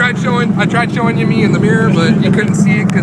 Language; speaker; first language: English; native; English